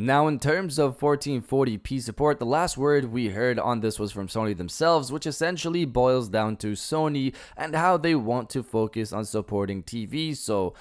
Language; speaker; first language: English; native; English